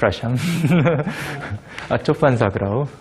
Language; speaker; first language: Polish; non-native, fluent; Korean